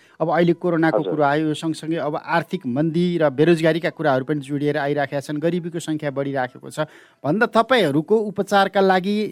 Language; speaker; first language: Nepali; native; Nepali